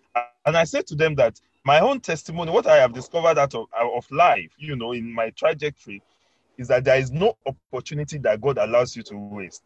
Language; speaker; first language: English; non-native, local second language; Yoruba